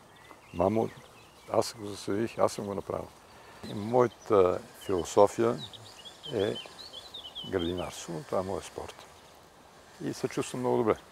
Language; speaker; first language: Bulgarian; early bilingual, heritage; Bulgarian